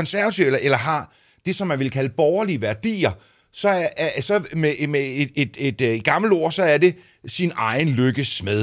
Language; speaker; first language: Danish; native; Danish